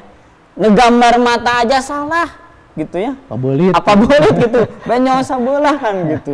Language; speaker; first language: Indonesian; native; Indonesian